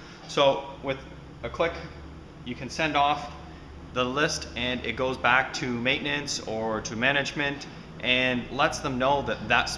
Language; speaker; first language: English; native; English